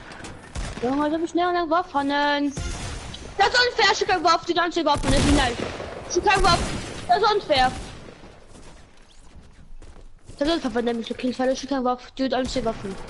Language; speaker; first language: German; non-native, local second language; Luxembourgish